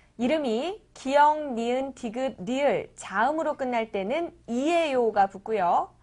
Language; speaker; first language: Korean; native; Korean